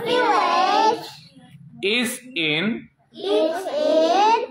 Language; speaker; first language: English; non-native, fluent; Indonesian